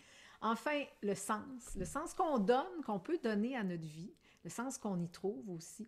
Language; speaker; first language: French; native; French